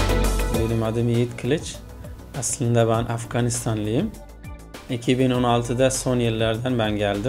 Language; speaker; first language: Turkish; non-native, fluent; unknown